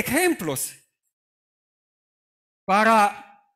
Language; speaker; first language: Spanish; non-native, fluent; Romanian